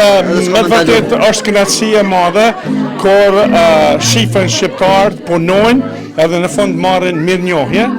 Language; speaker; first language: Albanian; native; Albanian